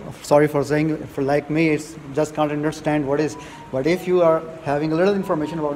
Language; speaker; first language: English; non-native, local second language; Urdu